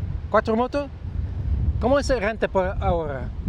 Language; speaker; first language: Spanish; non-native, learner; English